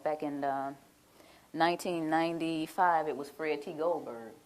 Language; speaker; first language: English; native; English